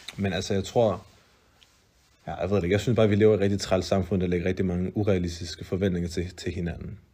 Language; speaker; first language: Danish; early bilingual, other home language; Arabic